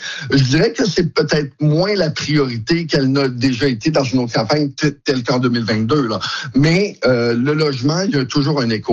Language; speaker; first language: French; native; French